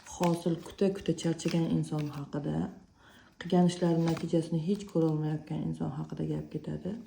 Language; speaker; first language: Uzbek; non-native, fluent; Russian